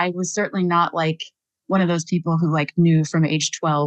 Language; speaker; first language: English; native; English